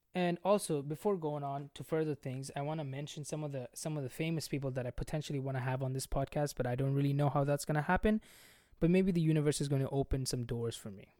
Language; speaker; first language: English; non-native, local second language; Bangla